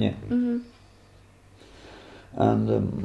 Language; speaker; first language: English; non-native, learner; French